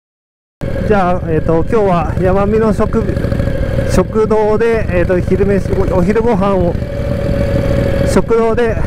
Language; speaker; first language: Japanese; native; Japanese